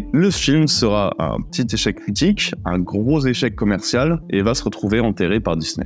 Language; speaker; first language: French; native; French